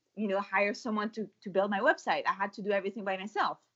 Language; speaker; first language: English; non-native, fluent; French